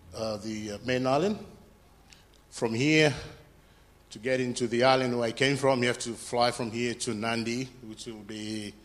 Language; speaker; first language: English; non-native, fluent; Fijian